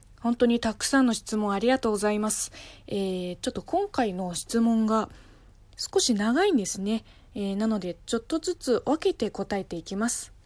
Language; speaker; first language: Japanese; non-native, fluent; Chinese